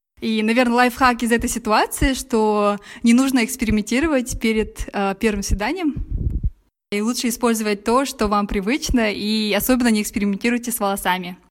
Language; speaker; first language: Russian; native; Russian